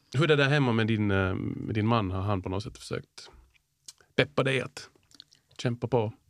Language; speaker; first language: Swedish; native; Swedish